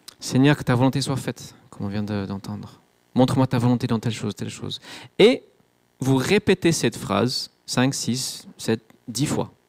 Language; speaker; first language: French; non-native, fluent; English